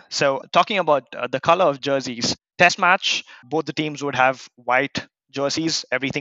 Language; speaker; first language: English; non-native, local second language; Kannada